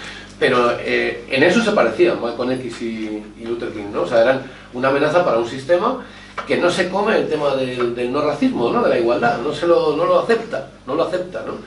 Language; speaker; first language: Spanish; native; Spanish